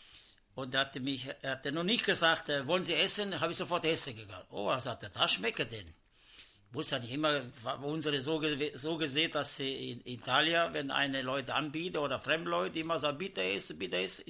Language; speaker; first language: German; non-native, learner; Italian